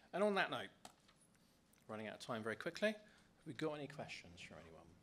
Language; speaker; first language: English; native; English